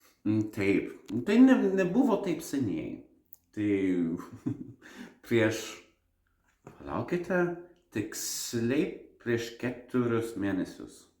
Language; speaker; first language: Lithuanian; non-native, learner; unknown